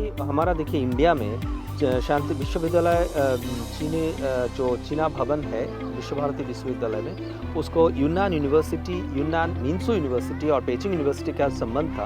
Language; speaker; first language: Hindi; non-native, local second language; Bangla